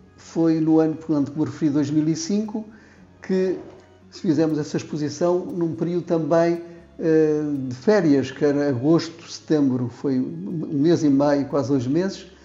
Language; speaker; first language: Portuguese; native; Portuguese